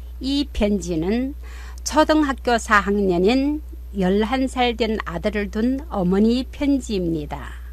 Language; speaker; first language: Korean; native; Korean